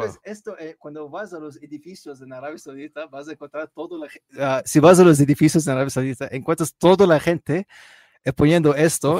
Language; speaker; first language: Spanish; non-native, learner; Arabic